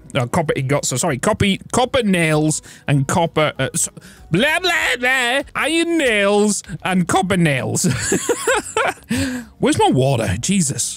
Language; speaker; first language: English; native; English